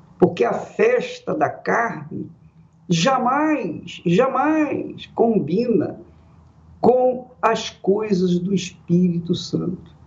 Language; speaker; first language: Portuguese; native; Portuguese